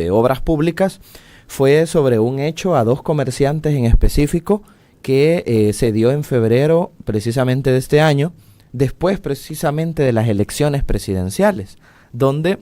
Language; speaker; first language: Spanish; native; Spanish